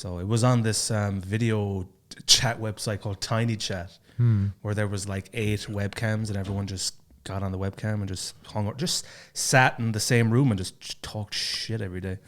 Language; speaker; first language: English; native; English